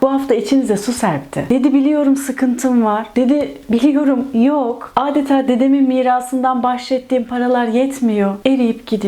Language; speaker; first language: Turkish; native; Turkish